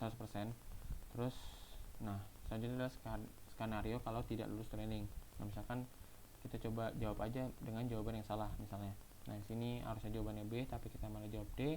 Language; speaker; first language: Indonesian; native; Indonesian